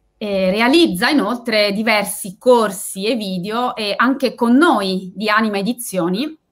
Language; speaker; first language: Italian; native; Italian